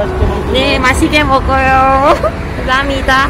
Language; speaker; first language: Korean; non-native, learner; Cantonese